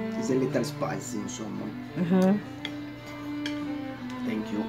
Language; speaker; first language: English; non-native, learner; Italian